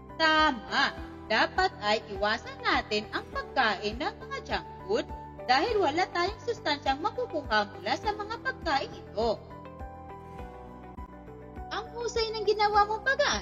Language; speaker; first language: Filipino; native; Filipino